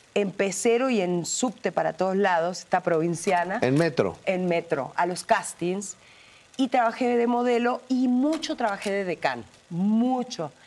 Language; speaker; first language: Spanish; native; Spanish